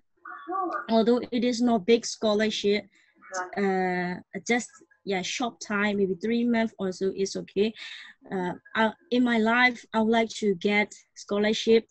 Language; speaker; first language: English; non-native, learner; Burmese